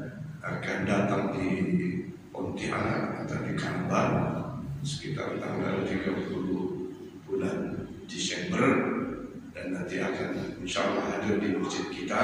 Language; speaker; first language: Indonesian; native; Indonesian